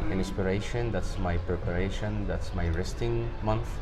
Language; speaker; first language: English; non-native, fluent; Arabic